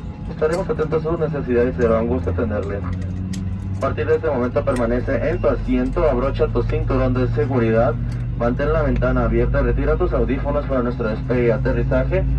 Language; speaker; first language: Spanish; native; Spanish